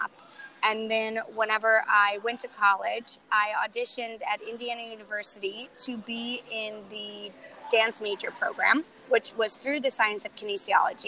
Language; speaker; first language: English; native; English